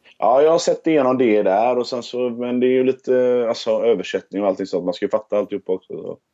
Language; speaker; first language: Swedish; native; Swedish